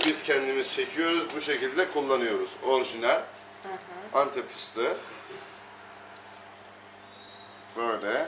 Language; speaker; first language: Turkish; native; Turkish